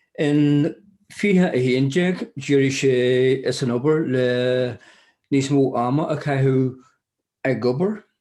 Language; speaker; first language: Irish; non-native, local second language; English